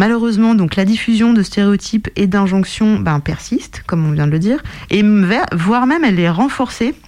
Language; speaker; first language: French; native; French